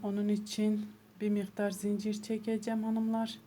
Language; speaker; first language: Turkish; native; Turkish